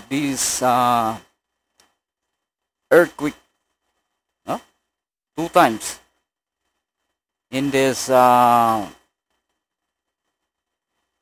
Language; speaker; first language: English; non-native, local second language; Cebuano